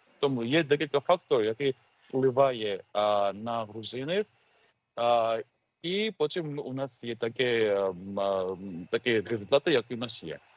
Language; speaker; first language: Ukrainian; non-native, fluent; Georgian